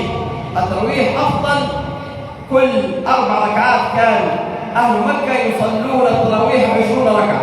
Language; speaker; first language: Arabic; native; Arabic